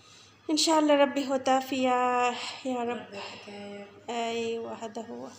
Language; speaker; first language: Arabic; non-native, learner; Bangla